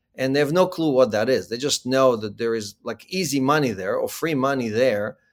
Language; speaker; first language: English; early bilingual, other home language; Ukrainian